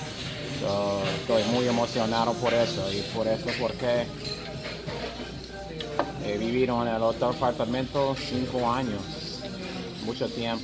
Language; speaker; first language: Spanish; non-native, learner; English